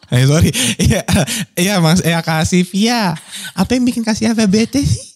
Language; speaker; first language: Indonesian; native; Indonesian